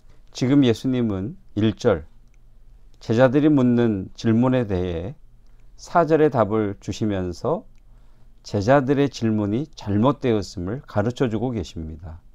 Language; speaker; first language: Korean; native; Korean